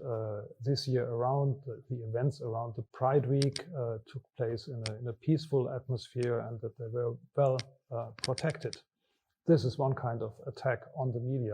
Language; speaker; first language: English; non-native, fluent; German